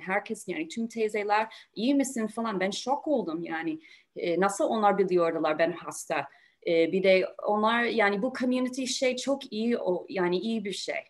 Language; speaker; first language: Turkish; non-native, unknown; English